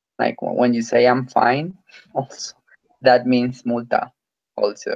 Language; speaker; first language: English; non-native, fluent; Spanish